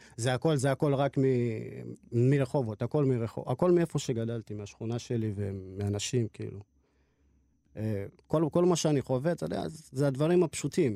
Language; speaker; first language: Hebrew; native; Hebrew